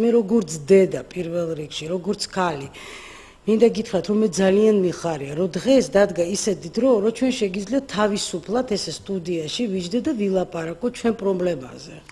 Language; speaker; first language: Georgian; non-native, local second language; Armenian